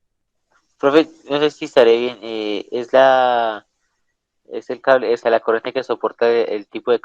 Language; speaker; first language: Spanish; native; Spanish